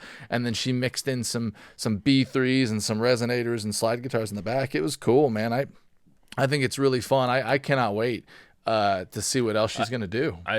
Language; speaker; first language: English; native; English